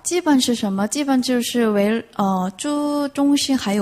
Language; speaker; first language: Chinese; non-native, fluent; Korean